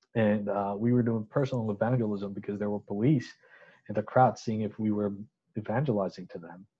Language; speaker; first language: English; non-native, local second language; Bangla